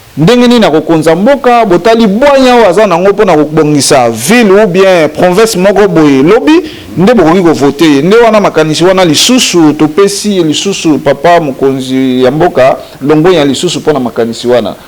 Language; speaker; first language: Lingala; native; Lingala